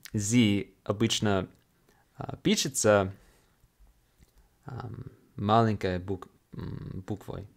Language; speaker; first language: Russian; non-native, fluent; English